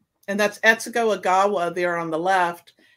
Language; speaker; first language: English; native; English